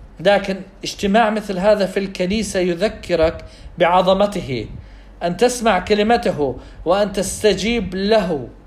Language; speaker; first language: Arabic; non-native, fluent; English